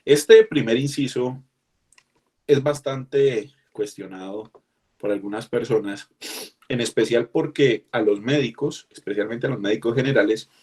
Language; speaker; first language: Spanish; native; Spanish